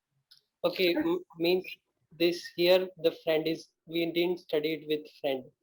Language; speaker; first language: English; non-native, learner; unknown